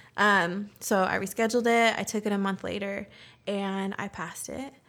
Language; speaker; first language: English; early bilingual, other home language; Spanish